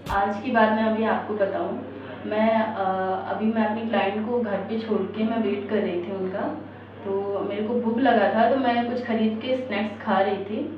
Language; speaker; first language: Hindi; native; Hindi